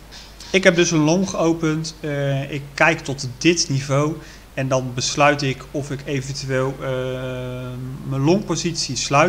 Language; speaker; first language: Dutch; native; Dutch